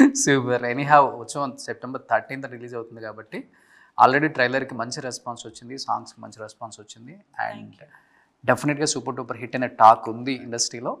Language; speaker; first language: Telugu; native; Telugu